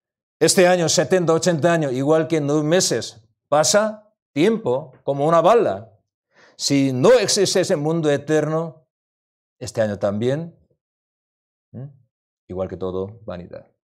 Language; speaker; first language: Spanish; non-native, learner; Korean